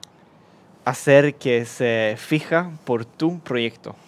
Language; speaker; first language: Spanish; non-native, learner; Swedish